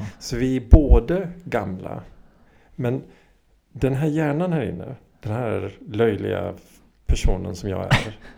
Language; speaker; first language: Swedish; native; Swedish